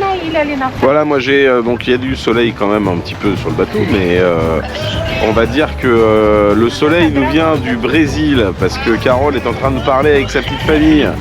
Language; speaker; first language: French; native; French